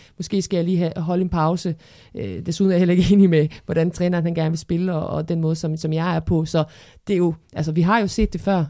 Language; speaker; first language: Danish; early bilingual, other home language; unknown